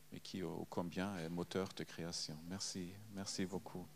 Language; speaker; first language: French; non-native, fluent; German